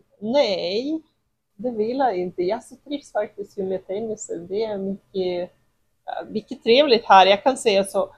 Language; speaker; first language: Swedish; non-native, fluent; Russian